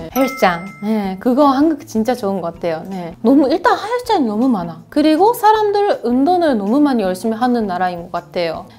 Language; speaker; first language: Korean; non-native, fluent; Japanese